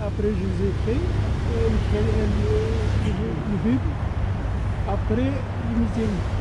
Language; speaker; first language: French; non-native, learner; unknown